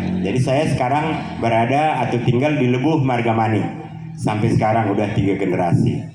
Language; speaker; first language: Indonesian; non-native, local second language; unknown